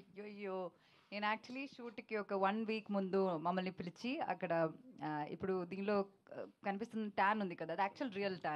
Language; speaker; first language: Telugu; non-native, local second language; Malayalam